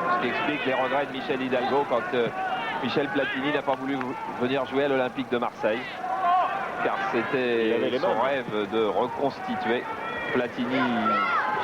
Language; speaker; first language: French; native; French